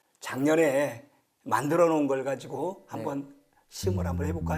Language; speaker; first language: Korean; native; Korean